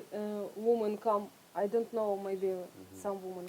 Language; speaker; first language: English; non-native, learner; Russian